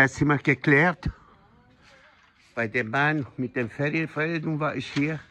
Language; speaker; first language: German; non-native, fluent; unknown